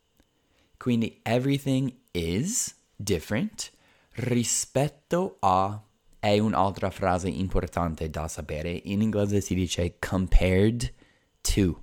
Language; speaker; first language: Italian; non-native, fluent; English